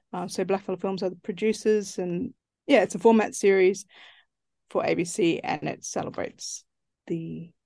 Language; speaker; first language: English; native; English